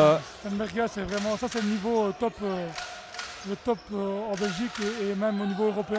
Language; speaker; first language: French; native; French